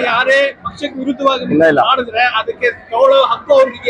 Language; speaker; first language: Kannada; native; Kannada